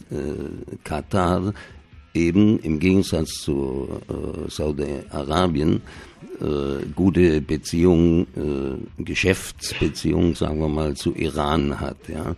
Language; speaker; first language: German; native; German